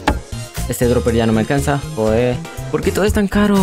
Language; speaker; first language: Spanish; native; Spanish